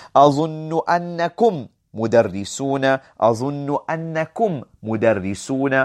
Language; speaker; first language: Arabic; non-native, fluent; English